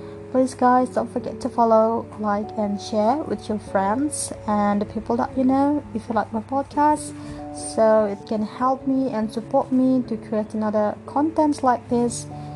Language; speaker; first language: English; non-native, fluent; Indonesian